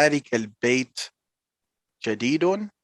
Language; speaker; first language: Arabic; non-native, learner; English